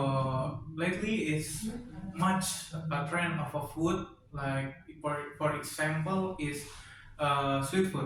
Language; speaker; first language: English; non-native, learner; Indonesian